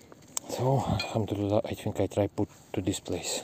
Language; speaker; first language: English; non-native, learner; Russian